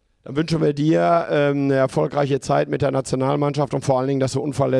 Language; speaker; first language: German; native; German